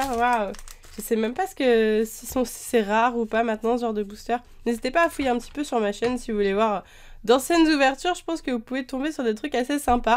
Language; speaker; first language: French; native; French